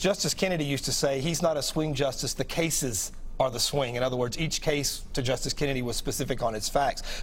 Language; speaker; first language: English; native; English